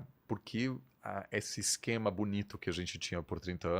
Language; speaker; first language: Portuguese; non-native, fluent; German